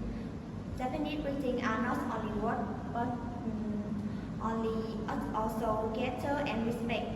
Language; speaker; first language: English; non-native, learner; Vietnamese